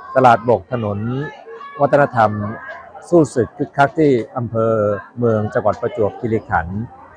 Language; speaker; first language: Thai; native; Thai